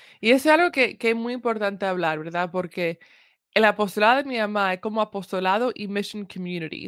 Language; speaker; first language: Spanish; early bilingual, heritage; Spanish